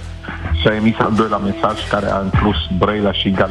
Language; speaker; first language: Romanian; native; Romanian